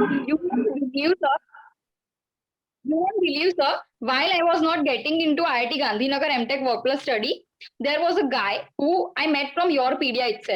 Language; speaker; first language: English; non-native, local second language; Gujarati